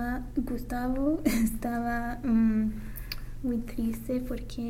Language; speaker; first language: Spanish; non-native, learner; English